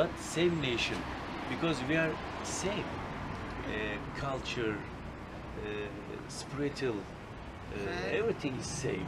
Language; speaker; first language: English; non-native, learner; Turkish